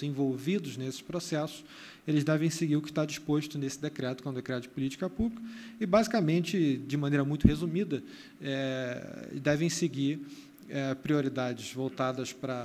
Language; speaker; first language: Portuguese; native; Portuguese